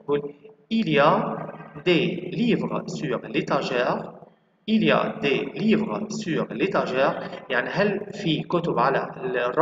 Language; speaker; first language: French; non-native, fluent; Arabic